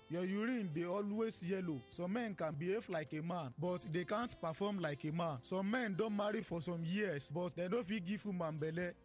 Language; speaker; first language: Nigerian Pidgin; native; Nigerian Pidgin